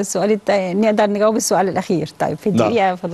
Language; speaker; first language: Arabic; native; Arabic